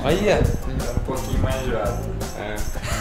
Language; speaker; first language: Portuguese; native; Portuguese